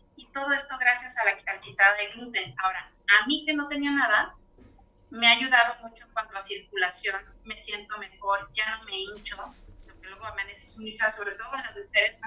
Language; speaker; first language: Spanish; native; Spanish